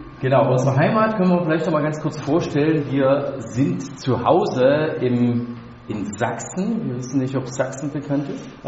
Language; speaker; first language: German; native; German